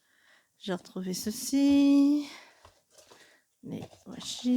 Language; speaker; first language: French; native; French